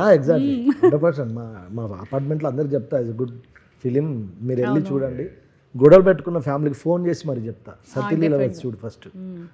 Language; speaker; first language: Telugu; native; Telugu